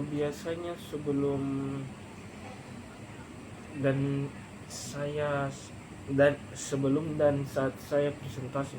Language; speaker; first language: Indonesian; non-native, local second language; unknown